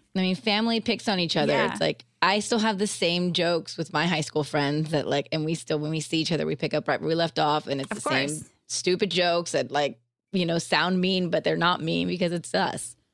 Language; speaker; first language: English; native; English